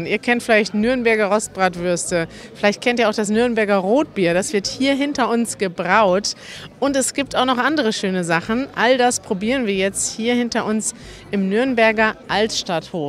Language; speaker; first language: German; native; German